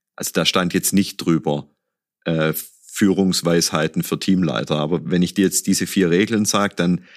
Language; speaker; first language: German; native; German